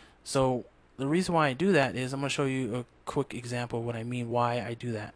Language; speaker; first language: English; native; English